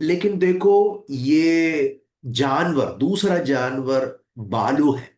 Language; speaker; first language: Hindi; non-native, local second language; Malayalam